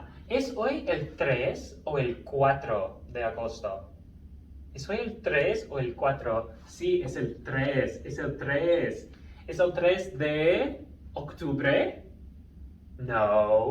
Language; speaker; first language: Spanish; non-native, fluent; English